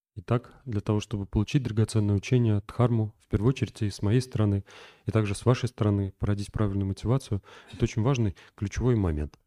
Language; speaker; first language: Russian; native; Russian